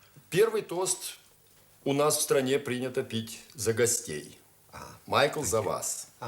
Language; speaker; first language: Russian; native; Russian